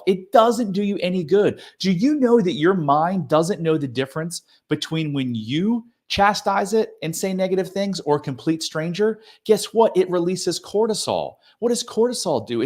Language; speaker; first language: English; native; English